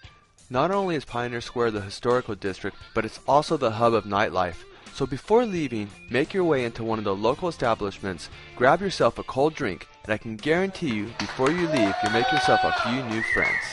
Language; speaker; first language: English; native; English